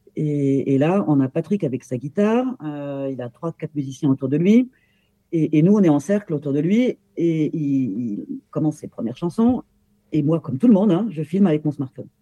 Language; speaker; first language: French; native; French